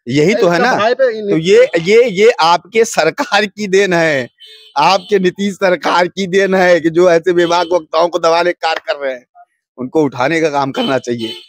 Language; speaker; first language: Hindi; native; Hindi